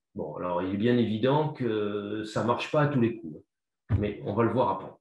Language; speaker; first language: French; native; French